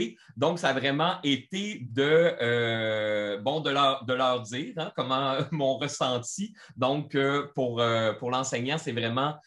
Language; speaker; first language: French; native; French